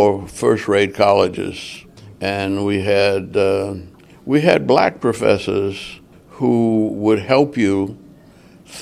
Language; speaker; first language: English; native; English